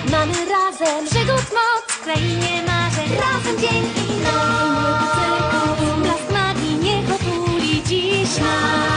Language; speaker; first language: Polish; native; Polish